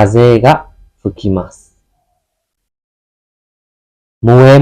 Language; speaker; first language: Japanese; non-native, fluent; Burmese